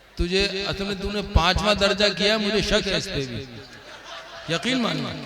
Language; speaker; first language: Hindi; native; Hindi